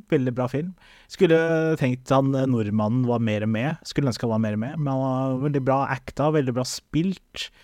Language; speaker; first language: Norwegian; early bilingual, other home language; Somali